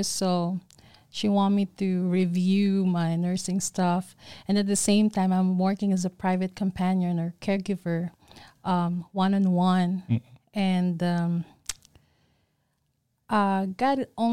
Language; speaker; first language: English; non-native, local second language; Filipino